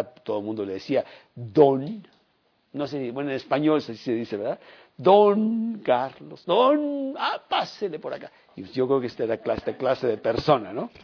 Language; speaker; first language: Spanish; native; Spanish